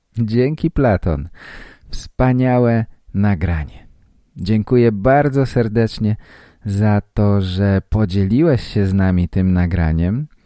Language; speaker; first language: Polish; native; Polish